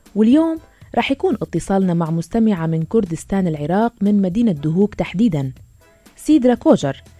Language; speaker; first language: Arabic; native; Arabic